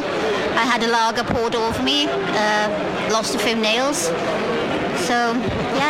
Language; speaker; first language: English; native; English